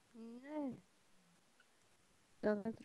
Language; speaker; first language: Czech; non-native, local second language; Slovak